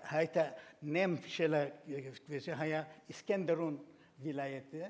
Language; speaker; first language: Hebrew; non-native, fluent; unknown